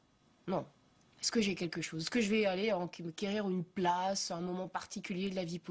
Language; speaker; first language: French; native; French